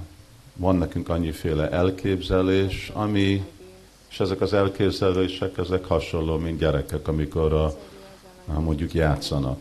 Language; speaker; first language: Hungarian; early bilingual, heritage; Hungarian